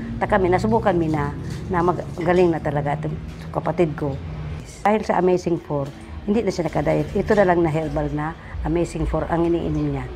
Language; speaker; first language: Filipino; non-native, local second language; Bikol